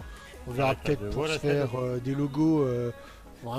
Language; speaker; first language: French; native; French